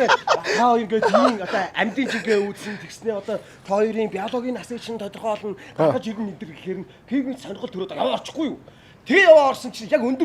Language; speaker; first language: Mongolian; native; Mongolian